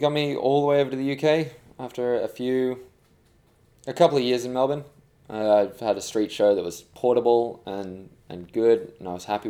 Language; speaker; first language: English; native; English